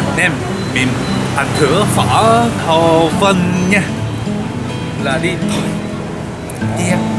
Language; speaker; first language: Vietnamese; non-native, learner; Japanese